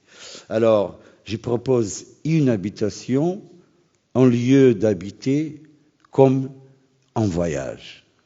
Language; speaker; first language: French; non-native, fluent; Portuguese